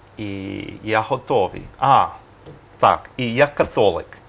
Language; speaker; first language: Ukrainian; non-native, learner; English